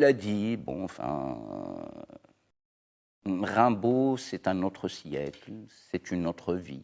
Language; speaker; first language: French; non-native, local second language; Arabic